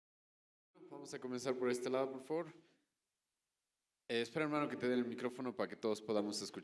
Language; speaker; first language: Spanish; native; Spanish